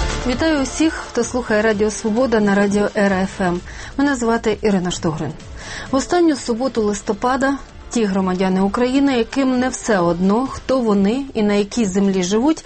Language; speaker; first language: Ukrainian; native; Ukrainian